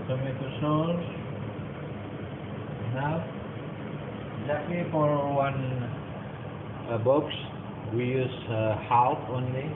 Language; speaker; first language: English; non-native, learner; Indonesian